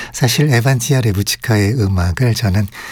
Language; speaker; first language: Korean; native; Korean